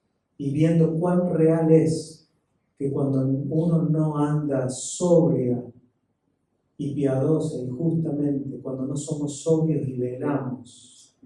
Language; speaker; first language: Spanish; native; Spanish